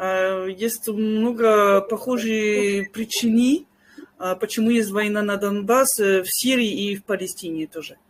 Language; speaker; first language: Russian; non-native, fluent; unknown